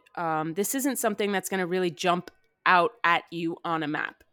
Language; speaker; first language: English; native; English